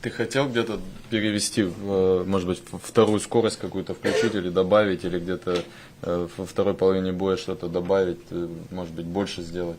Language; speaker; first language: Russian; native; Russian